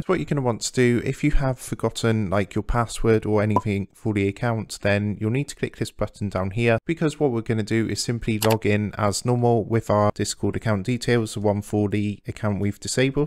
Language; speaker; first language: English; native; English